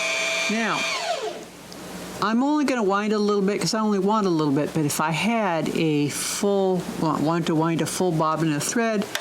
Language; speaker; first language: English; native; English